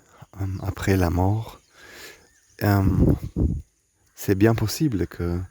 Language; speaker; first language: French; non-native, learner; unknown